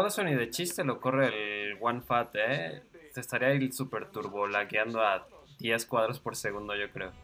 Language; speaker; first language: Spanish; native; Spanish